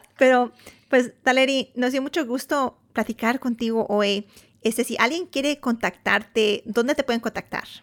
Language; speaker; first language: Spanish; early bilingual, heritage; Spanish